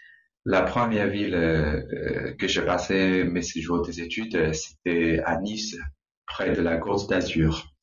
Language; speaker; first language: French; non-native, learner; Chinese